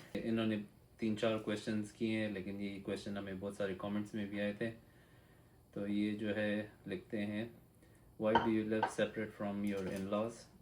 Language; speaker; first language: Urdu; non-native, local second language; Pashto